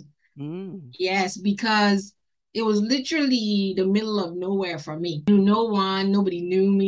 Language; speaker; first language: English; non-native, local second language; Igbo